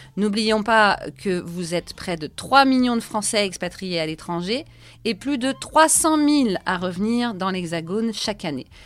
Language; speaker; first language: French; native; French